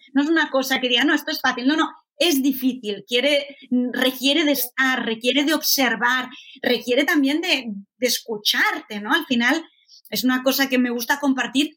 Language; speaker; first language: Spanish; native; Spanish